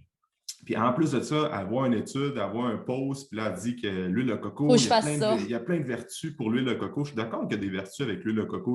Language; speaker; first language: French; native; French